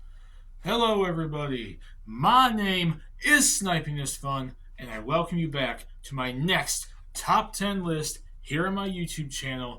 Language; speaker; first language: English; native; English